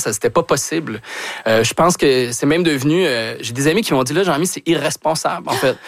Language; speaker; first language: French; native; French